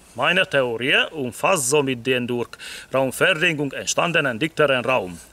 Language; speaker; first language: German; non-native, fluent; Hungarian